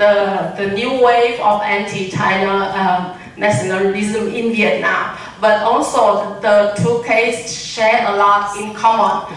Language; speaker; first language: English; non-native, learner; Vietnamese